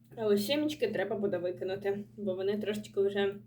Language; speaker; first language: Ukrainian; non-native, local second language; Russian